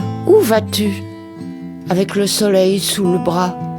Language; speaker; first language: French; native; French